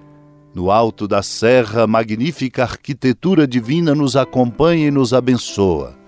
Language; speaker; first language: Portuguese; native; Portuguese